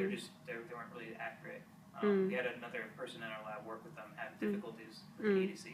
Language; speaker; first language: English; native; English